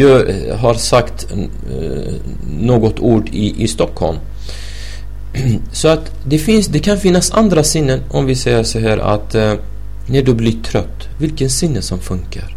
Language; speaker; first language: Swedish; non-native, fluent; Arabic